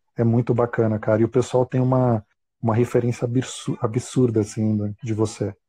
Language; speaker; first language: Portuguese; native; Portuguese